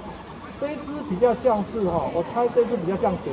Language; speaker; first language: Chinese; native; Chinese